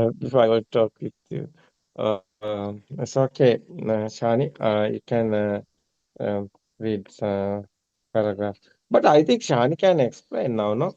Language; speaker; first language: English; non-native, learner; Sinhala